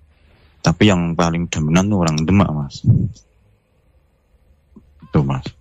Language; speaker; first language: Indonesian; non-native, local second language; Javanese